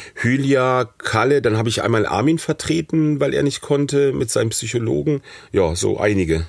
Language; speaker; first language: German; non-native, fluent; English